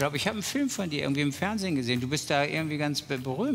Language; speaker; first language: German; native; German